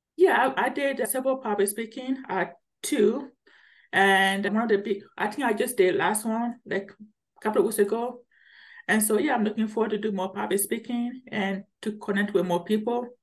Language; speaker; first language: English; early bilingual, other home language; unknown